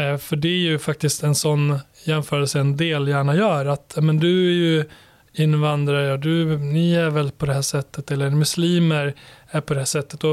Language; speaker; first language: Swedish; early bilingual, other home language; Albanian